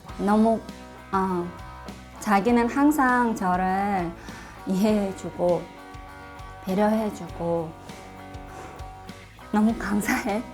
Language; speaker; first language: Korean; non-native, fluent; Russian